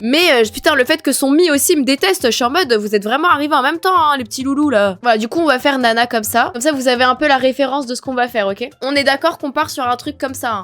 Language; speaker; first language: French; native; French